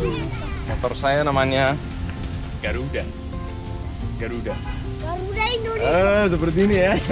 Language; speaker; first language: Indonesian; non-native, learner; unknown